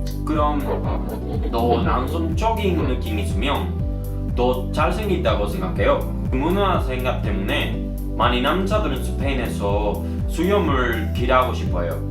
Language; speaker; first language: Korean; non-native, learner; Spanish